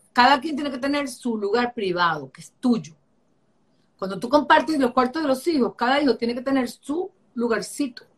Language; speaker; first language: Spanish; native; Spanish